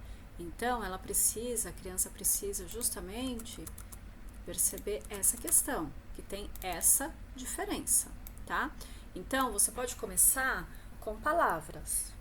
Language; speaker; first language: Portuguese; native; Portuguese